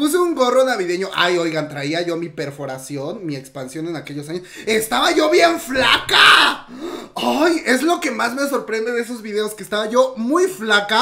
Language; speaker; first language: Spanish; native; Spanish